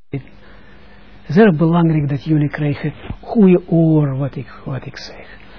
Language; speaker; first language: Dutch; non-native, fluent; Russian